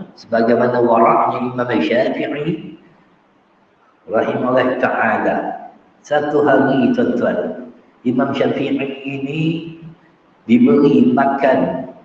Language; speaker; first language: Malay; native; Malay